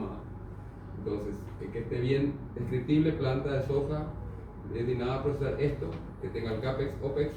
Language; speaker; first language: Spanish; native; Spanish